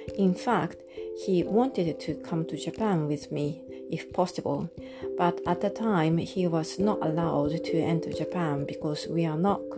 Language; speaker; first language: English; non-native, fluent; Japanese